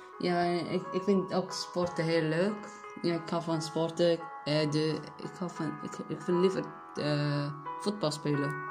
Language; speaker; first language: Dutch; non-native, learner; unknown